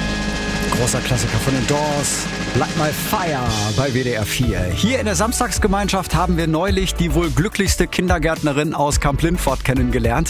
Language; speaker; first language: German; native; German